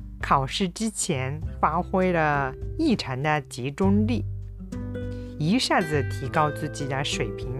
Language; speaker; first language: Chinese; non-native, fluent; Japanese